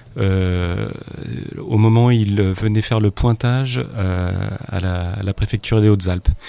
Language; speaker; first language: French; native; French